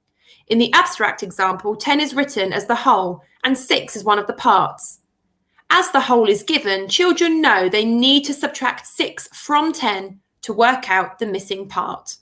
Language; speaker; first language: English; native; English